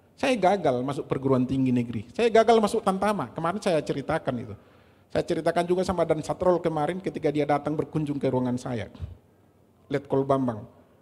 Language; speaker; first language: Indonesian; native; Indonesian